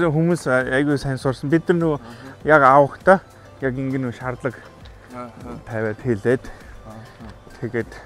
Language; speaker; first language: Mongolian; non-native, fluent; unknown